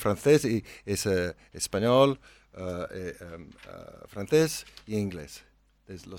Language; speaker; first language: Spanish; non-native, learner; English